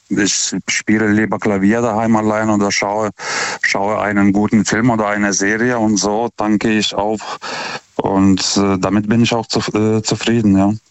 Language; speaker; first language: German; non-native, fluent; Lithuanian